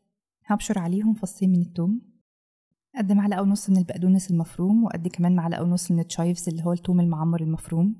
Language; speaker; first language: Arabic; native; Arabic